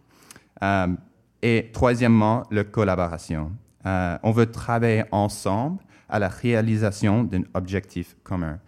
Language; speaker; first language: French; non-native, local second language; English